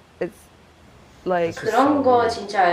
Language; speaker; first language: Korean; non-native, learner; Italian